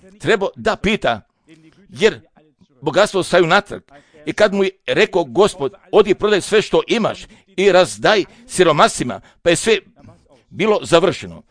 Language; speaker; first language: Croatian; non-native, fluent; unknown